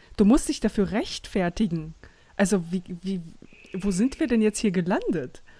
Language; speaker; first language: German; early bilingual, other home language; Russian